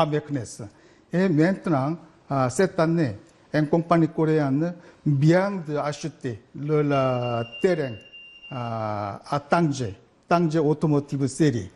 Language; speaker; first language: French; non-native, learner; Korean